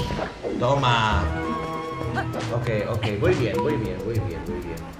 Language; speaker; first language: Spanish; native; Spanish